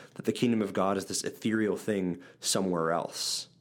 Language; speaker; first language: English; native; English